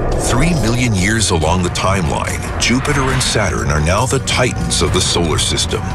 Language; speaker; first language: English; native; English